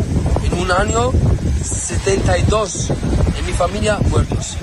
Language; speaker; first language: Spanish; non-native, learner; Arabic